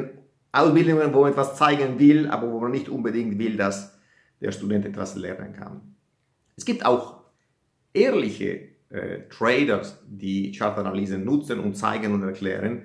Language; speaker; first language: German; non-native, fluent; Italian